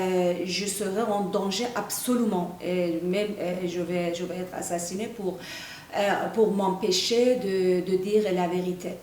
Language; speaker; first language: French; non-native, fluent; Persian